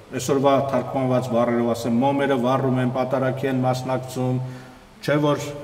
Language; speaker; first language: Armenian; native; Armenian